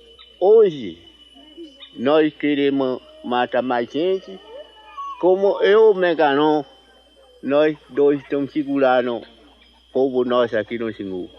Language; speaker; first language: Portuguese; non-native, local second language; Kayapó